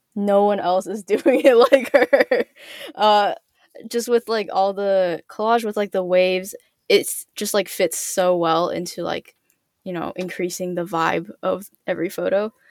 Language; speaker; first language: English; native; English